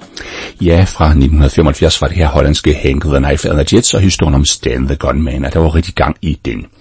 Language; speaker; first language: Danish; native; Danish